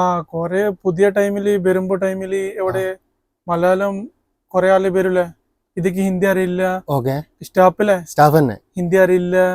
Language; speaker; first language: Malayalam; non-native, learner; Bangla